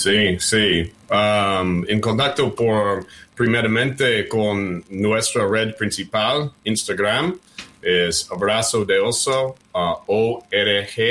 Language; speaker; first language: Spanish; early bilingual, heritage; English